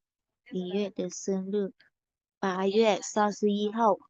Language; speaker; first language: Chinese; non-native, learner; Burmese